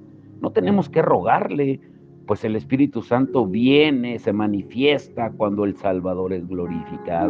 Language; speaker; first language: Spanish; native; Spanish